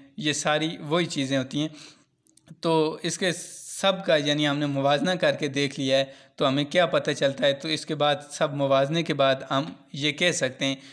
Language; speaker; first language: Urdu; non-native, local second language; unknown